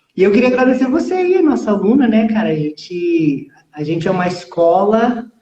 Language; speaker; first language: Portuguese; early bilingual, heritage; Portuguese